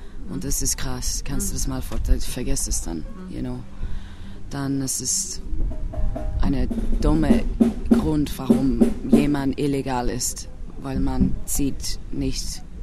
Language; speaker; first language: German; non-native, learner; English